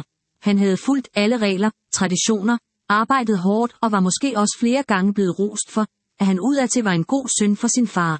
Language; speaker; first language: Danish; native; Danish